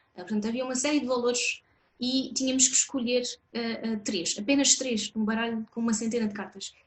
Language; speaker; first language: Portuguese; non-native, fluent; French